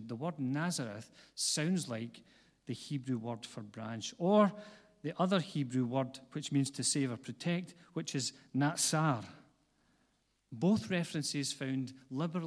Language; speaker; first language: English; native; English